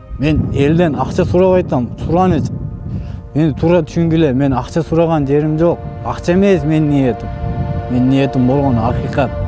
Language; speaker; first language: Kyrgyz; non-native, local second language; Uzbek